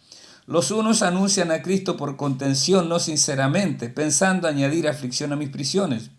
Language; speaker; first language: Spanish; native; Spanish